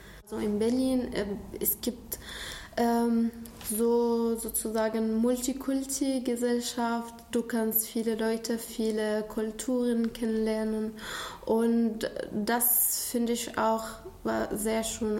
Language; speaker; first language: German; non-native, learner; Arabic